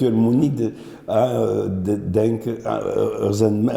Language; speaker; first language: Dutch; non-native, local second language; French